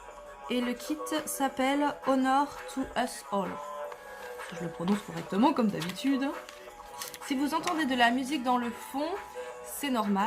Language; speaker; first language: French; native; French